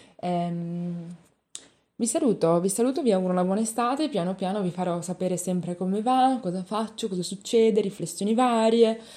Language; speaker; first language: Italian; native; Italian